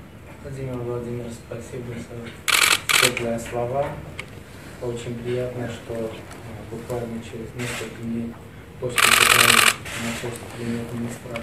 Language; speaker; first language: Russian; non-native, fluent; Armenian